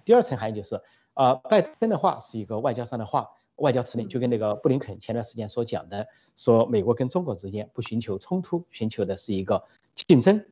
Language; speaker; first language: Chinese; native; Chinese